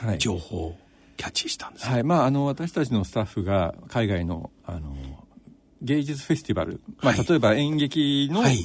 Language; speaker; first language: Japanese; native; Japanese